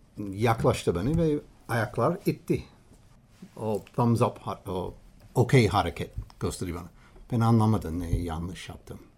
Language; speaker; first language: Turkish; non-native, learner; English